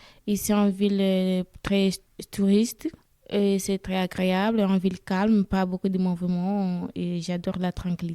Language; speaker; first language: French; non-native, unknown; Portuguese